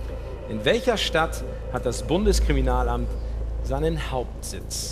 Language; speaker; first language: German; native; German